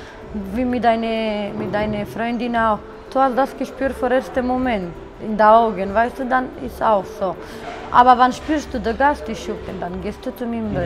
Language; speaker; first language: German; non-native, learner; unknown